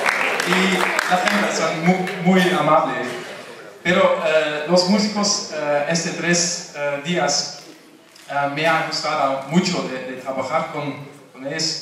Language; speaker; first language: Spanish; non-native, learner; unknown